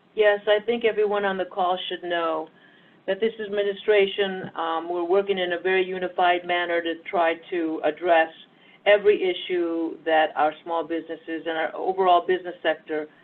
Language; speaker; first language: English; early bilingual, other home language; Spanish